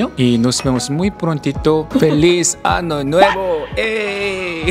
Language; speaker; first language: Spanish; non-native, learner; Korean